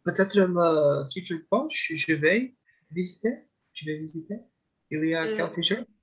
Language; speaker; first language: French; non-native, learner; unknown